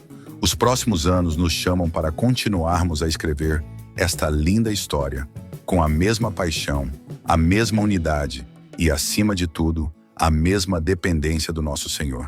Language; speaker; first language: Portuguese; native; Portuguese